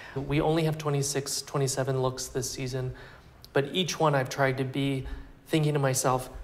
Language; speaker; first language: English; native; English